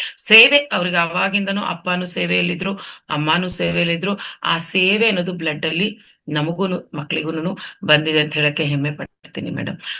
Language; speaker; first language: Kannada; non-native, local second language; Telugu